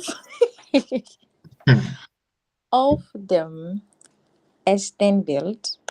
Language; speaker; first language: German; non-native, learner; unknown